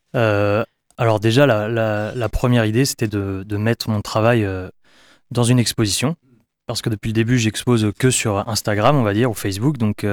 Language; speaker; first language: French; native; French